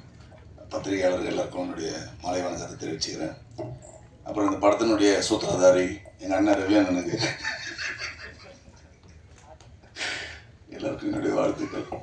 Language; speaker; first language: Tamil; native; Tamil